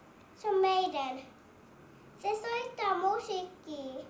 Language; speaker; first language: Finnish; early bilingual, heritage; English